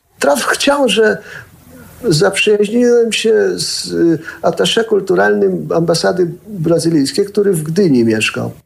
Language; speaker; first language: Polish; early bilingual, heritage; Polish